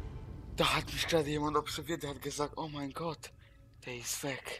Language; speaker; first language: German; early bilingual, other home language; Polish